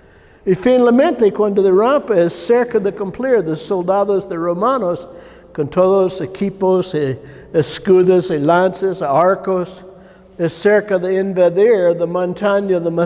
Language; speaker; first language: Spanish; non-native, learner; English